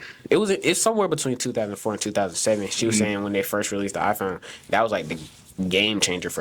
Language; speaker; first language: English; native; English